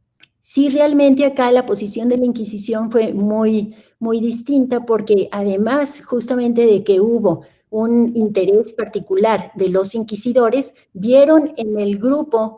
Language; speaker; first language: Spanish; native; Spanish